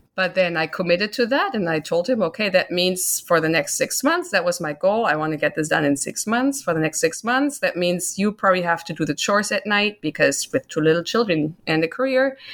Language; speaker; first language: English; non-native, fluent; German